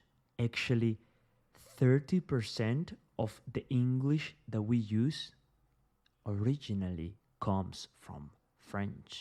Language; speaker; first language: English; non-native, fluent; Spanish